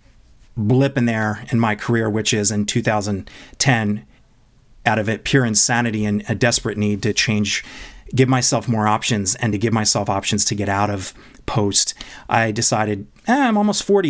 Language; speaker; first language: English; native; English